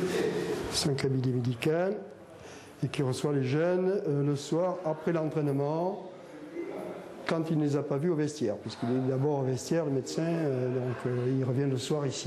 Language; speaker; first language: French; native; French